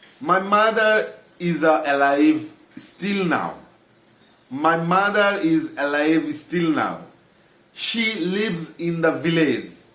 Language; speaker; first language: English; non-native, local second language; Bangla